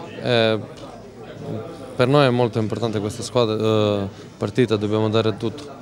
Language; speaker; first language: Italian; non-native, fluent; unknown